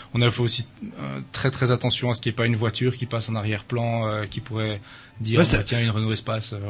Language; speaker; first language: French; native; French